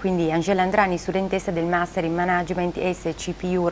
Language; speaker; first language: Italian; native; Italian